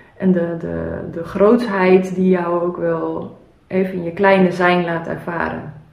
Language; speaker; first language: Dutch; early bilingual, other home language; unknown